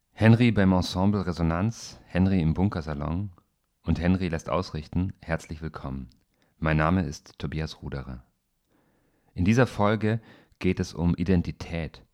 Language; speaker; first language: German; native; German